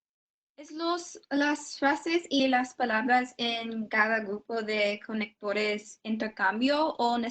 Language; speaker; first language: Spanish; non-native, learner; English